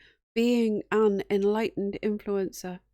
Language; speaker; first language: English; native; English